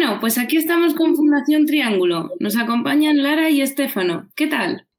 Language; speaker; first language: Spanish; native; Spanish